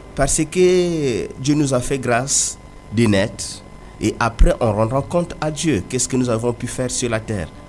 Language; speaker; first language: French; non-native, local second language; Kongo